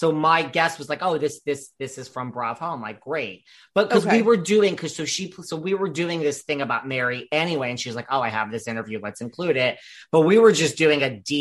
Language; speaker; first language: English; native; English